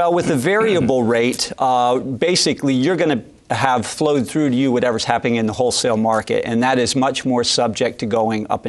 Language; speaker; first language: English; native; English